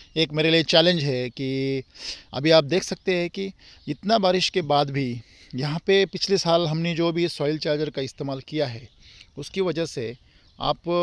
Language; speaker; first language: Hindi; non-native, local second language; Marathi